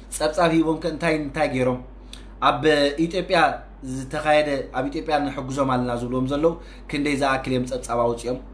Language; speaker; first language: Tigrinya; native; Tigrinya